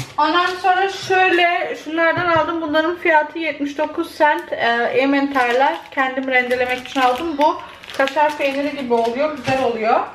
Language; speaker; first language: Turkish; early bilingual, other home language; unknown